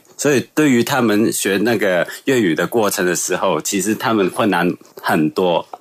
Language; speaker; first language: Chinese; non-native, local second language; Cantonese